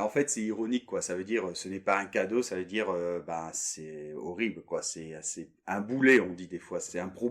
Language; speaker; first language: French; native; French